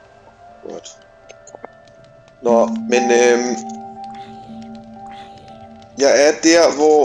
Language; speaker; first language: Danish; native; Danish